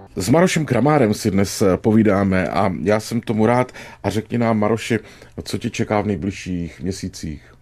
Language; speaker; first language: Czech; native; Czech